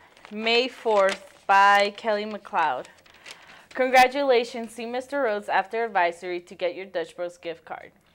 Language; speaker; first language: English; early bilingual, other home language; Spanish